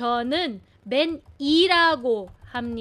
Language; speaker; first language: Korean; non-native, fluent; Filipino